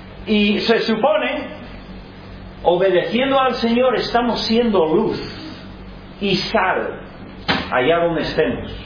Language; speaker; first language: Spanish; non-native, fluent; English